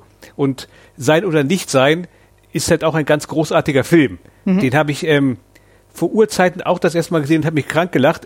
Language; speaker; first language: German; native; German